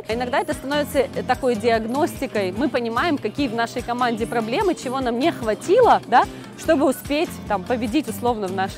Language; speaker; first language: Russian; native; Russian